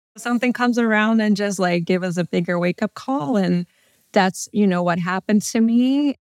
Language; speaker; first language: English; non-native, fluent; Portuguese